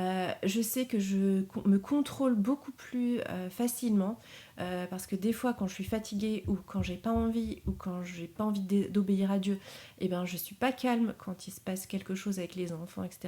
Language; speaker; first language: French; native; French